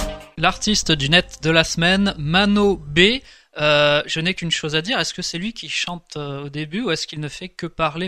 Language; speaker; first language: French; native; French